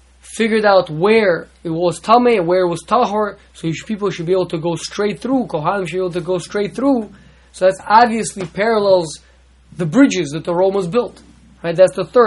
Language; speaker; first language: English; native; English